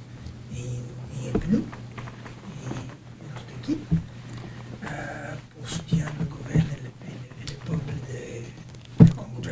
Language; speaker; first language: French; non-native, learner; Portuguese